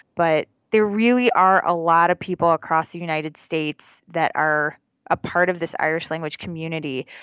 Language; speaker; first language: English; native; English